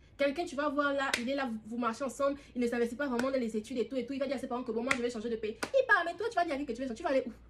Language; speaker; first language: French; native; French